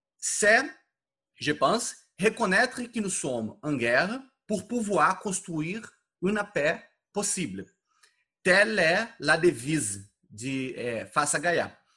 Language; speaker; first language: French; non-native, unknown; Portuguese